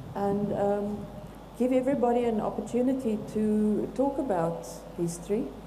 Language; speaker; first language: English; non-native, local second language; Afrikaans